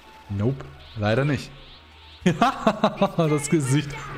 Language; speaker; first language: German; native; German